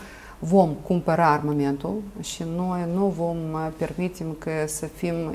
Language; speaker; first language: Romanian; non-native, local second language; Russian